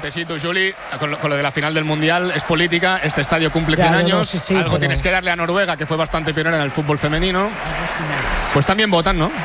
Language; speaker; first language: Spanish; native; Spanish